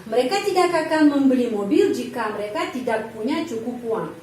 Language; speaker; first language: Indonesian; non-native, fluent; Russian